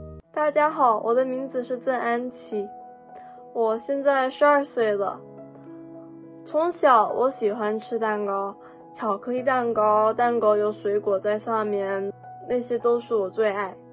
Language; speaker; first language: Chinese; early bilingual, heritage; Chinese